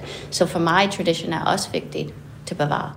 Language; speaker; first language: Danish; non-native, fluent; English